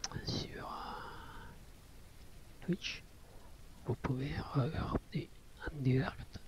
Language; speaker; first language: French; non-native, learner; Italian